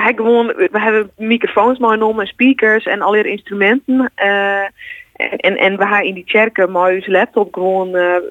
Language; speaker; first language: Dutch; non-native, local second language; Western Frisian